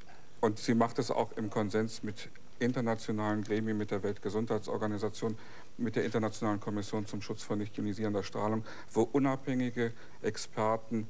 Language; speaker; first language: German; native; German